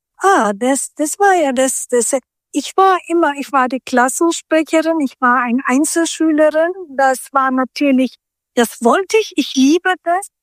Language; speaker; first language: German; early bilingual, other home language; Turkish